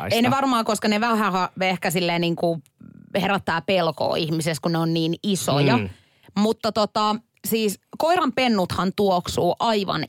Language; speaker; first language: Finnish; native; Finnish